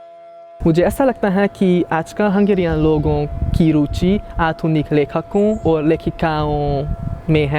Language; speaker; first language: Hindi; non-native, fluent; Hungarian